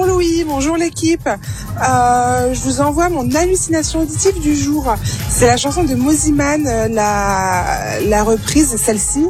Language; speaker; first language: French; native; French